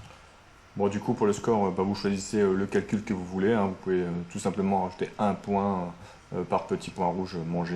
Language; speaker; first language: French; native; French